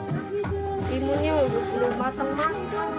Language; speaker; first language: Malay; non-native, local second language; Sundanese